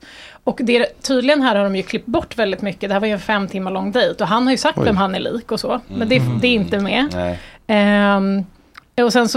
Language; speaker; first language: Swedish; native; Swedish